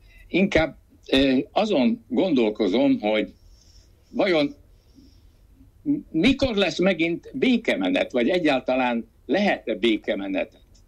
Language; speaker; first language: Hungarian; native; Hungarian